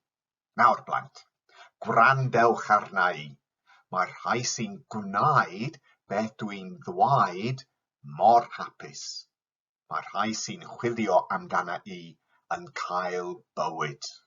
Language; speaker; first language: Welsh; non-native, fluent; English